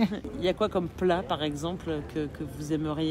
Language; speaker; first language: French; native; French